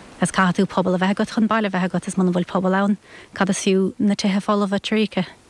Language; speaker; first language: Irish; native; Irish